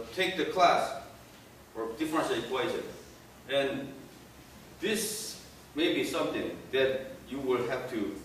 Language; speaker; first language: English; non-native, fluent; Korean